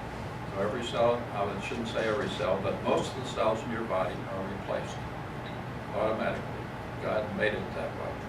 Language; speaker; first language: English; native; English